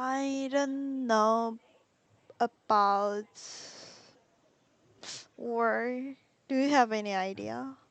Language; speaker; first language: English; non-native, learner; Korean